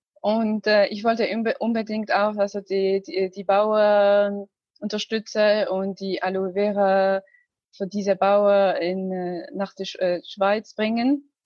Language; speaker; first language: German; non-native, learner; Arabic